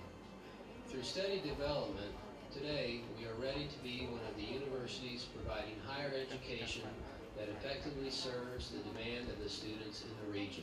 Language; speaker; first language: English; non-native, learner; Thai